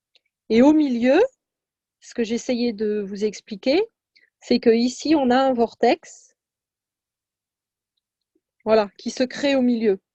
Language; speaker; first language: French; native; French